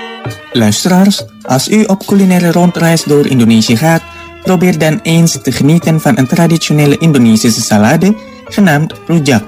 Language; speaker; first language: Dutch; non-native, fluent; Indonesian